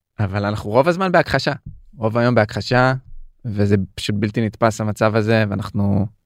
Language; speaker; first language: Hebrew; native; Hebrew